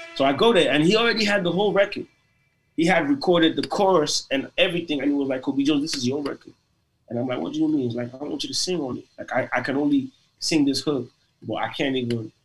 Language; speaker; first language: English; non-native, local second language; Igbo